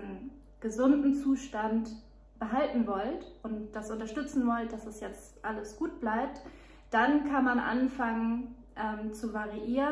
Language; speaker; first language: German; native; German